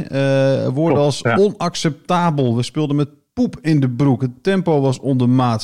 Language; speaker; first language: Dutch; native; Dutch